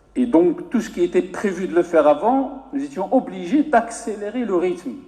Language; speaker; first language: French; non-native, local second language; Arabic